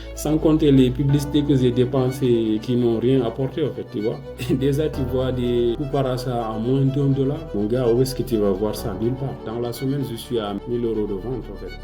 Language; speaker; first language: French; non-native, local second language; Wolof